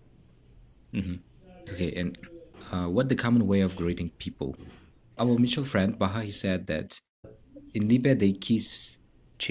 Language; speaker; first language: English; non-native, fluent; Tajik